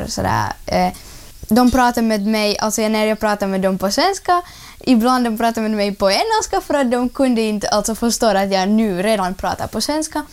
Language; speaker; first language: Swedish; early bilingual, other home language; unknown